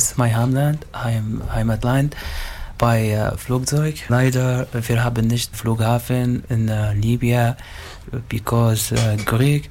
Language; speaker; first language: German; non-native, learner; Arabic